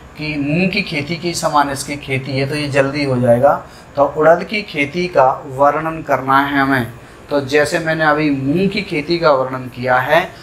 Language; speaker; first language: Hindi; native; Hindi